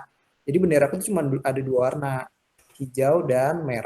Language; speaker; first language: Indonesian; native; Indonesian